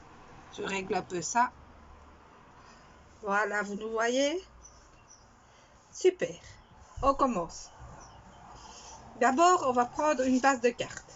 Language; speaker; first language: French; native; French